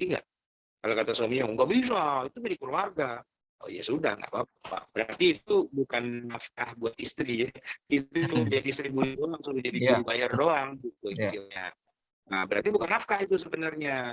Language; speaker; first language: Indonesian; native; Indonesian